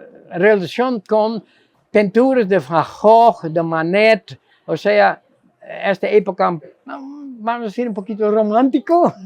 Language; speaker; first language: Spanish; non-native, fluent; Dutch